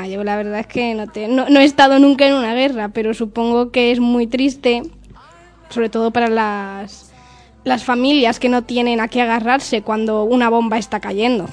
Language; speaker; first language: Spanish; native; Spanish